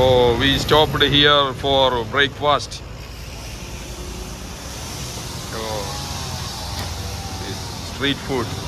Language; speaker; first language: English; non-native, fluent; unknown